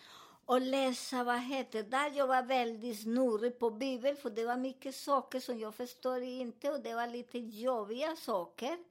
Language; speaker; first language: Swedish; non-native, learner; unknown